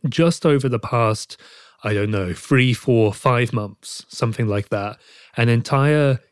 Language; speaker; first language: English; native; English